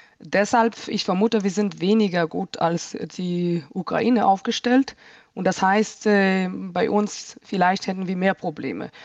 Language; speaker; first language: German; non-native, fluent; Hebrew